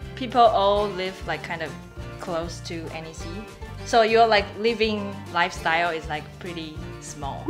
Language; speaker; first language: English; non-native, fluent; Chinese